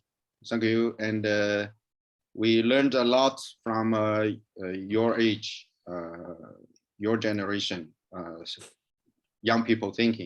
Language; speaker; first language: English; non-native, learner; Chinese